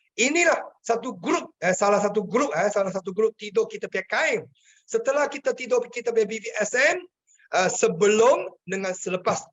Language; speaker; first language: Malay; non-native, local second language; Chinese